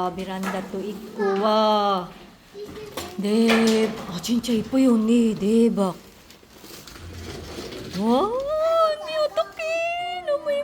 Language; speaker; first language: Korean; non-native, learner; Filipino